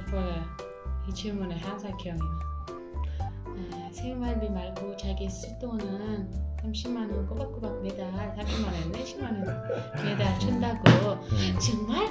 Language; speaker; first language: Korean; non-native, local second language; Uzbek